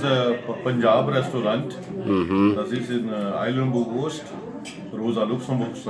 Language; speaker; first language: German; non-native, fluent; Punjabi